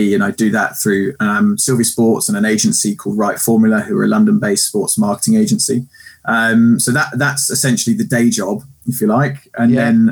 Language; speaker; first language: English; native; English